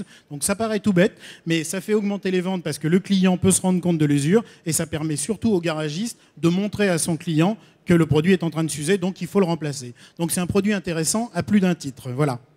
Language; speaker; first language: French; native; French